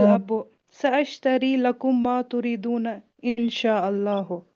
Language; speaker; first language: Arabic; non-native, learner; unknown